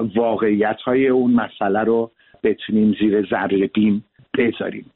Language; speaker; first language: Persian; early bilingual, heritage; Persian